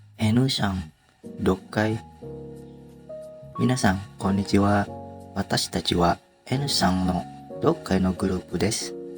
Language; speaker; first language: Japanese; non-native, learner; Indonesian